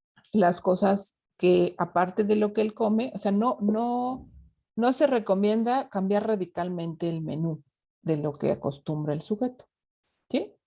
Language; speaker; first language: Spanish; native; Spanish